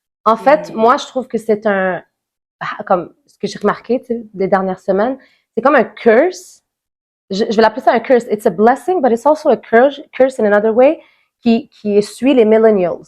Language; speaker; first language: French; native; French